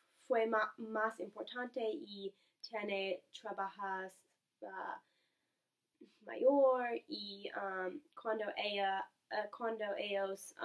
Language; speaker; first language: Spanish; non-native, learner; English